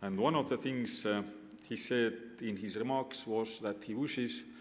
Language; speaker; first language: English; non-native, fluent; Estonian